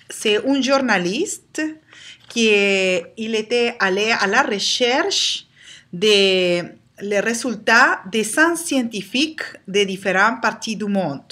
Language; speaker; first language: French; non-native, learner; Spanish